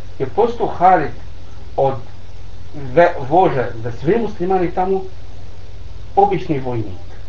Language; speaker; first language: Bosnian; non-native, learner; Arabic